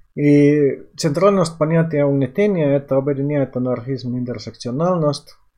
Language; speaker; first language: Russian; non-native, fluent; Finnish